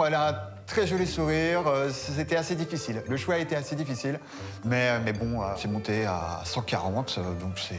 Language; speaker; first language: French; native; French